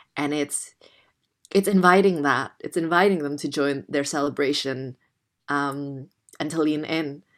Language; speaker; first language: English; non-native, fluent; Indonesian